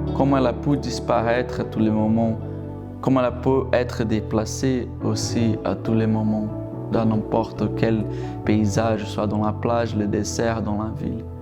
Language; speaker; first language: French; non-native, fluent; Portuguese